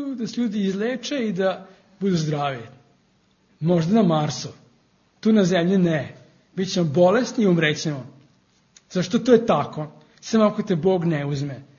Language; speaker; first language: Serbian; non-native, fluent; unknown